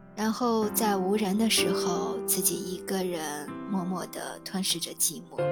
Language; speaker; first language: Chinese; native; Chinese